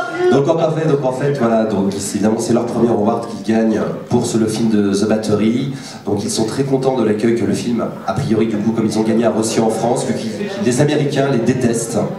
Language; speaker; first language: French; native; French